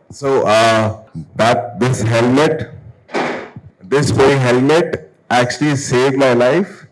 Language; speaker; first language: English; non-native, local second language; Telugu